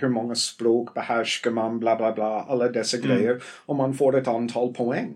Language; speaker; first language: Swedish; non-native, fluent; English